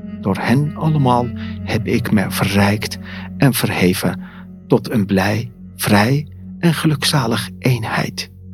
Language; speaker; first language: Dutch; non-native, fluent; Persian